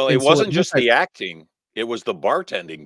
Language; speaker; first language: English; native; English